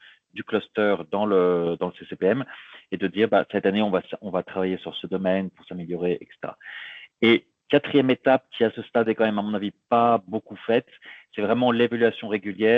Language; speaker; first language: French; native; French